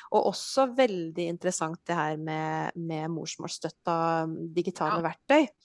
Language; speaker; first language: Norwegian; native; Norwegian